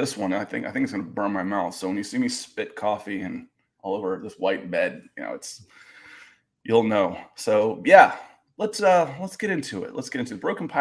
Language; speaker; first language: English; native; English